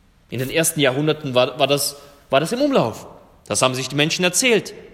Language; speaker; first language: German; non-native, fluent; Russian